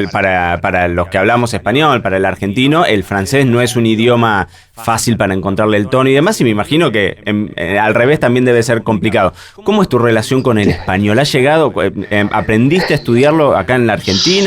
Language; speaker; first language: Spanish; native; Spanish